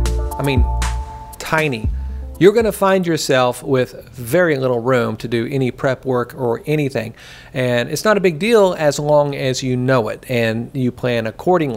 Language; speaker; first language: English; native; English